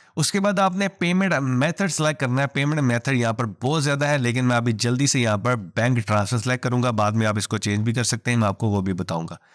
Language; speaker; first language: Urdu; native; Urdu